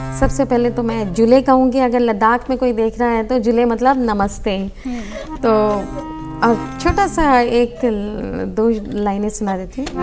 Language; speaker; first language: Hindi; native; Hindi